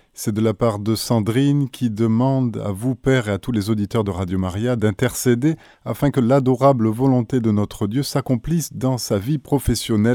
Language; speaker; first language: French; native; French